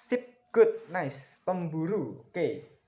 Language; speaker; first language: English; non-native, learner; Indonesian